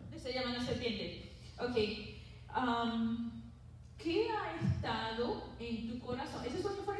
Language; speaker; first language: Spanish; early bilingual, heritage; Spanish